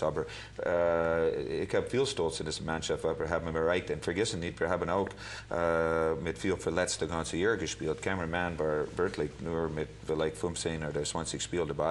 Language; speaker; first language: German; non-native, learner; English